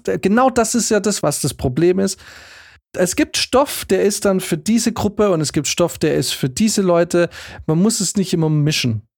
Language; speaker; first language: German; early bilingual, other home language; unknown